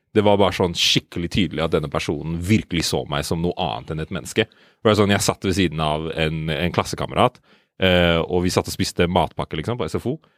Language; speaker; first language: Norwegian; early bilingual, other home language; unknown